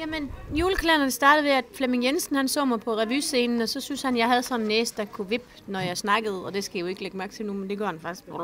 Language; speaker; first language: Danish; native; Danish